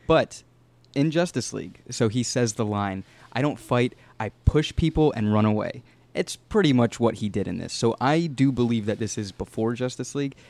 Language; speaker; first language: English; native; English